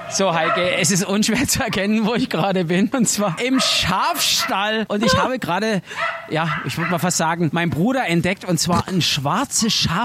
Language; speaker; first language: German; native; German